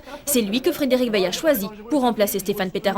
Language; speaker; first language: French; native; French